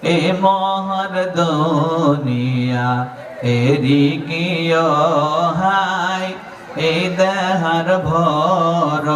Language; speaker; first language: Bangla; non-native, local second language; Assamese